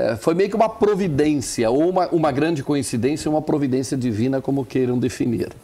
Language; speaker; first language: Portuguese; non-native, local second language; German